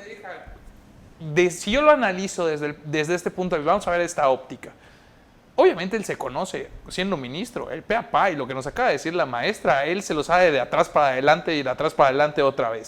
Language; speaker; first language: Spanish; native; Spanish